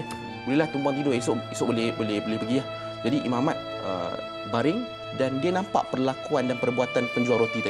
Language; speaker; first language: Malay; native; Malay